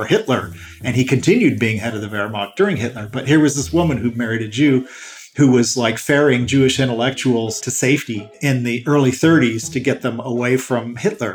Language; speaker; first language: English; native; English